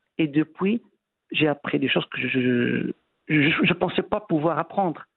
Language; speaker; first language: French; non-native, local second language; Arabic